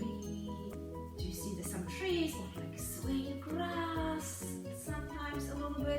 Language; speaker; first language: English; non-native, fluent; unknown